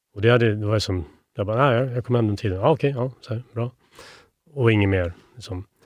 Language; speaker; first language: Swedish; native; Swedish